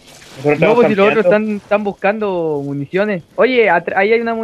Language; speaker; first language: Spanish; native; Spanish